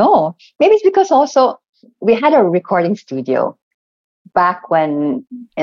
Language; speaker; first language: English; non-native, local second language; Cebuano